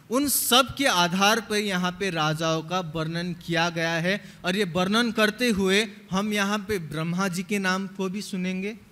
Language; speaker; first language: Hindi; native; Hindi